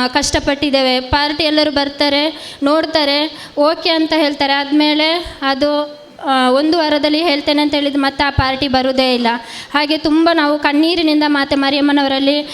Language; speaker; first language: Kannada; non-native, local second language; Konkani